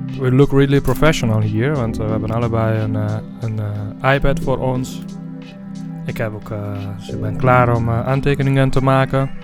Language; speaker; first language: Dutch; non-native, fluent; Italian